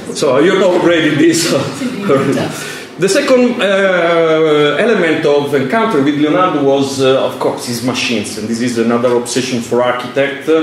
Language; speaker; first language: English; non-native, fluent; Italian